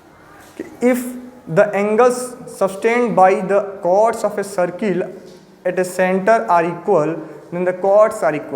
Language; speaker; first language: Hindi; native; Hindi